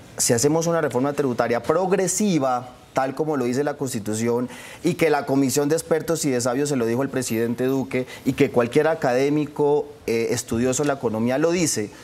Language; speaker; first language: Spanish; native; Spanish